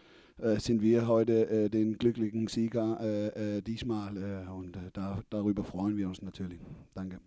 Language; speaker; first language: German; non-native, fluent; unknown